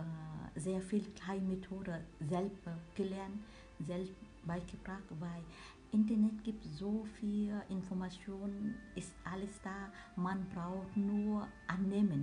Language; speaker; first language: German; non-native, learner; Vietnamese